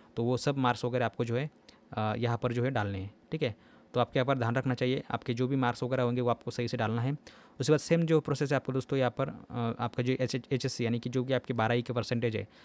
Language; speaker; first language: Hindi; non-native, local second language; Marathi